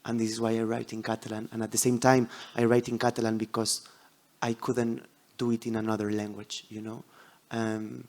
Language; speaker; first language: English; non-native, fluent; Catalan